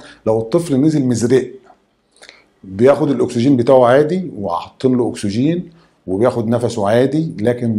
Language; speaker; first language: Arabic; native; Arabic